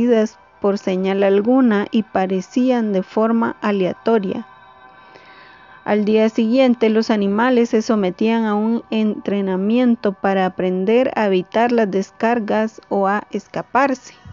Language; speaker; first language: Spanish; native; Spanish